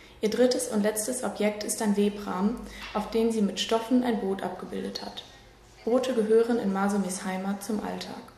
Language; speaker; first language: German; native; German